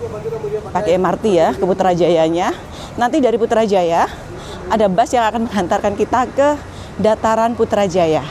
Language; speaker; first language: Indonesian; native; Indonesian